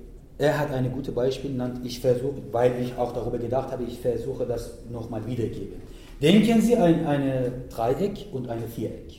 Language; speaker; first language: German; non-native, learner; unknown